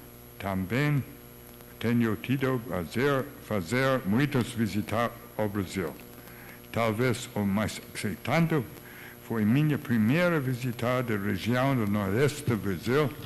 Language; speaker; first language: Portuguese; non-native, learner; English